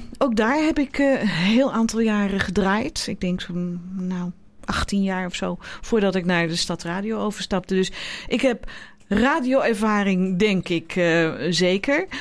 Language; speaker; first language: Dutch; native; Dutch